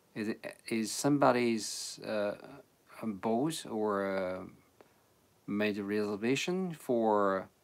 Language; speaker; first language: English; non-native, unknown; Japanese